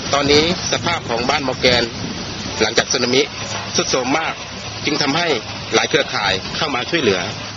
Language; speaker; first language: Thai; non-native, local second language; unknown